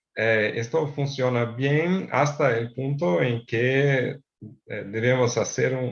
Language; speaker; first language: Spanish; non-native, fluent; Portuguese